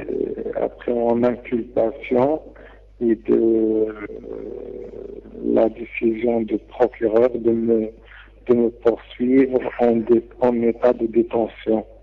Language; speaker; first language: French; non-native, local second language; Arabic